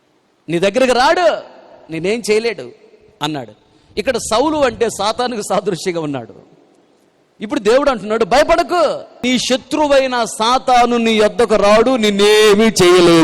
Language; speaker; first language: Telugu; native; Telugu